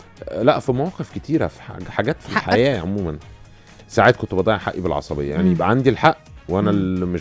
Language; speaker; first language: Arabic; native; Arabic